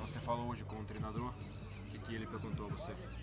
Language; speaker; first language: Portuguese; non-native, fluent; Russian